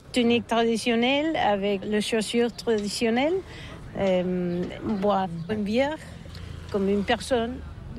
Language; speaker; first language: French; non-native, learner; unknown